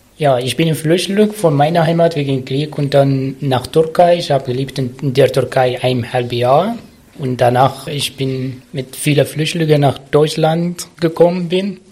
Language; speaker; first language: German; non-native, learner; Arabic